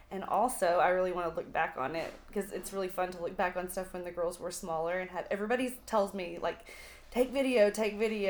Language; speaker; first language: English; native; English